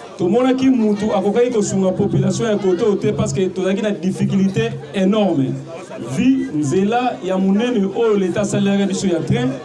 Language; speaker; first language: Lingala; native; Lingala